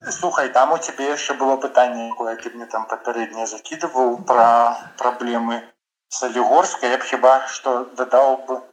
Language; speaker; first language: Belarusian; non-native, local second language; Russian